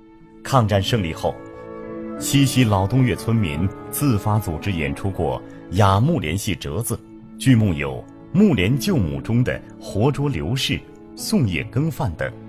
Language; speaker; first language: Chinese; native; Chinese